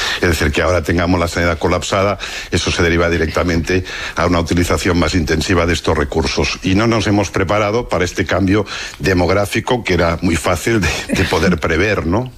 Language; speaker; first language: Spanish; non-native, local second language; Catalan